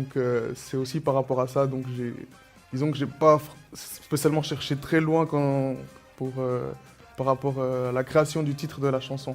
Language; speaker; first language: French; early bilingual, other home language; Spanish